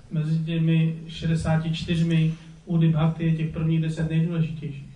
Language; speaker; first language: Czech; native; Czech